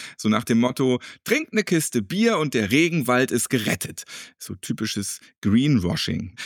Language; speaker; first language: German; native; German